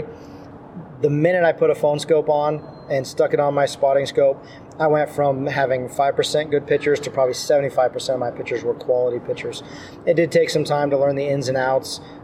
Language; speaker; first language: English; native; English